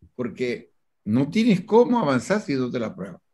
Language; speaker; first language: Spanish; native; Spanish